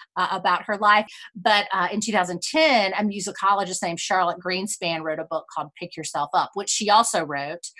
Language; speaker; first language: English; native; English